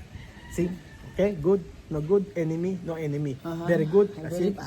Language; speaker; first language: English; non-native, learner; Filipino